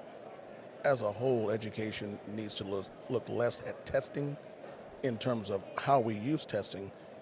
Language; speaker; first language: English; native; English